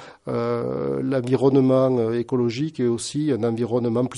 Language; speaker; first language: French; native; French